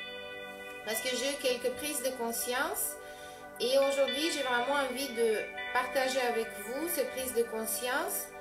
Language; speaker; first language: French; non-native, fluent; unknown